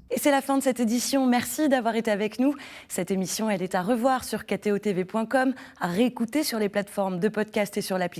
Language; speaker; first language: French; native; French